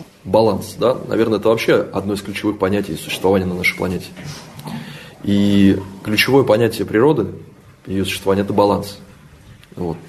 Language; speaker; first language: Russian; native; Russian